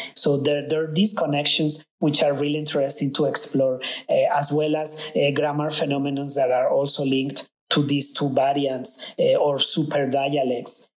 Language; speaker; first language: English; non-native, fluent; Spanish